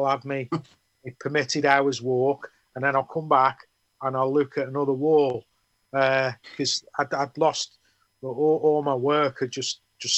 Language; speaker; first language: English; native; English